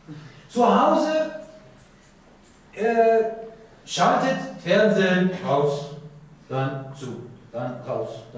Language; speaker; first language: German; non-native, learner; Persian